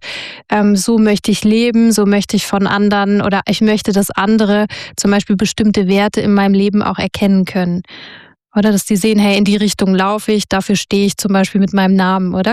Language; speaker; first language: German; native; German